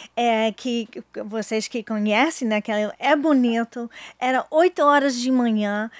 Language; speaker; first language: Portuguese; non-native, learner; English